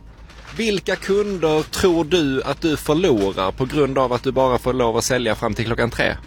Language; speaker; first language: Swedish; native; Swedish